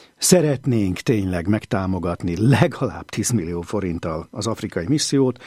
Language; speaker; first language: Hungarian; native; Hungarian